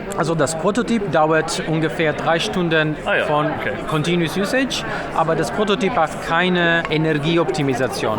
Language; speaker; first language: German; non-native, fluent; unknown